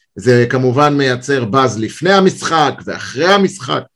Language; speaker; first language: Hebrew; early bilingual, other home language; Russian